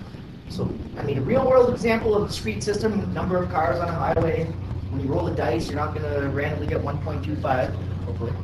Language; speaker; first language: English; native; English